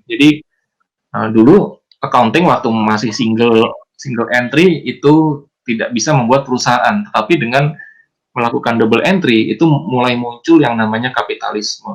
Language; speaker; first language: Indonesian; native; Indonesian